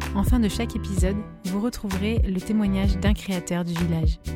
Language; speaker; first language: French; native; French